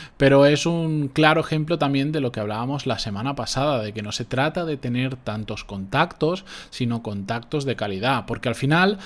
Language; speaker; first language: Spanish; native; Spanish